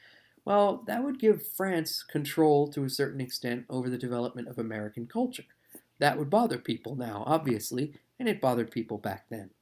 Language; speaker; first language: English; native; English